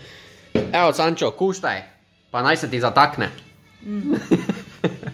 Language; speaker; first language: Slovenian; native; Slovenian